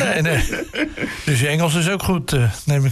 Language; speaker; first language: Dutch; native; Dutch